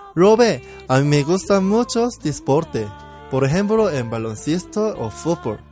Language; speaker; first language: Spanish; non-native, learner; Korean